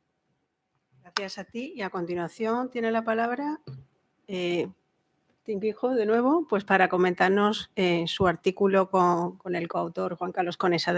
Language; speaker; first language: Spanish; native; Spanish